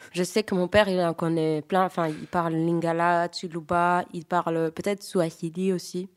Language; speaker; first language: French; early bilingual, other home language; Greek